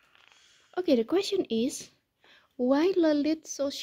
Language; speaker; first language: English; non-native, learner; Indonesian